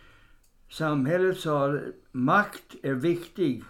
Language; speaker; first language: Swedish; non-native, fluent; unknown